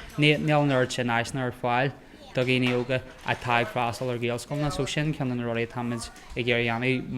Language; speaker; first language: Irish; non-native, local second language; English